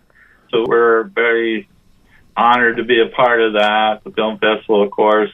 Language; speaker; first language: English; native; English